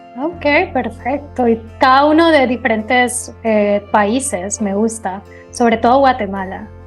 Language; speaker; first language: Spanish; native; Spanish